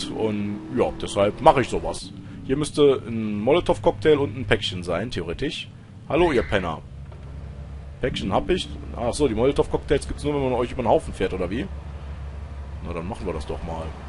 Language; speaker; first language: German; native; German